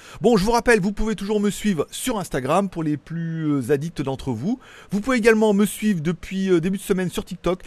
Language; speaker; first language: French; native; French